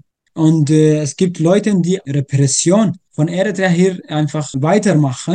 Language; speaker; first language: German; non-native, learner; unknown